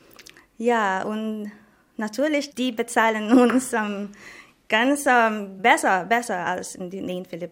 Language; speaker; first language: German; non-native, learner; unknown